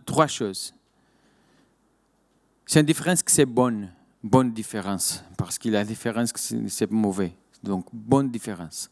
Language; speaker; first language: French; non-native, fluent; Portuguese